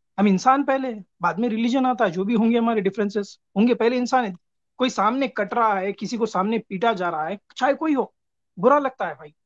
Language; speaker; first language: Hindi; native; Hindi